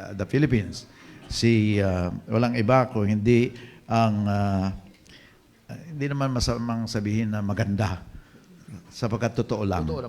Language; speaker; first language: Filipino; native; Filipino